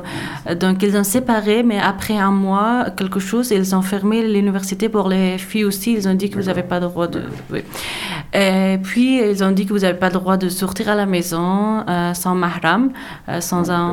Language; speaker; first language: French; non-native, learner; Persian